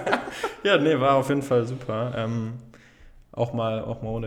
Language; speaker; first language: German; native; German